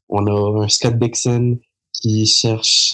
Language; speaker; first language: French; native; French